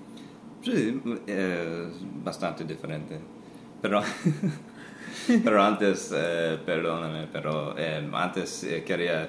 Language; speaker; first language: Spanish; non-native, fluent; English